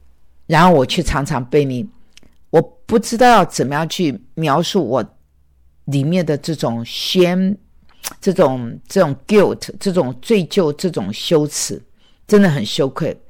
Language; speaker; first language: Chinese; native; Chinese